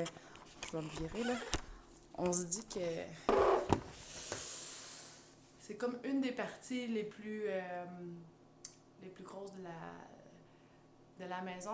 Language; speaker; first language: French; native; French